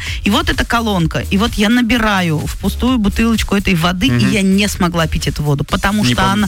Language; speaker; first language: Russian; native; Russian